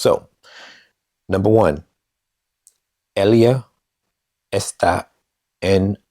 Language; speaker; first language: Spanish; non-native, learner; English